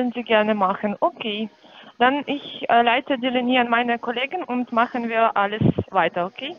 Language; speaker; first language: German; non-native, learner; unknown